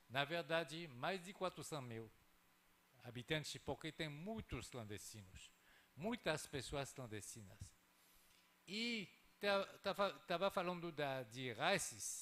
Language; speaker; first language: Portuguese; non-native, fluent; French